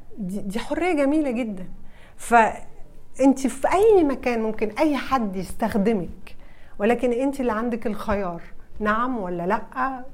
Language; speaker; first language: Arabic; early bilingual, heritage; Arabic